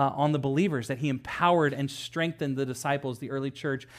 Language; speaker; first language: English; native; English